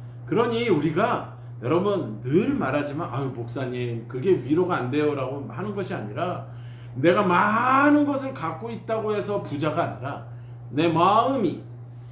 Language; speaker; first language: Korean; native; Korean